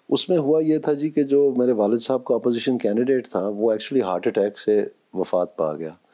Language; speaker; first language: Urdu; non-native, local second language; Punjabi